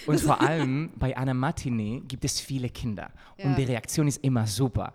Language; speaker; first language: German; non-native, fluent; Spanish